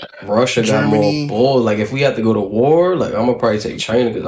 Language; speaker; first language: English; native; English